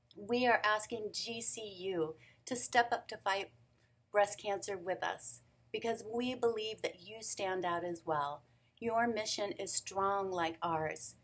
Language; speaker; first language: English; native; English